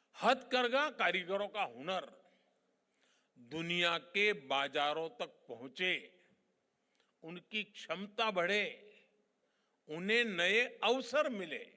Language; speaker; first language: Hindi; non-native, local second language; Gujarati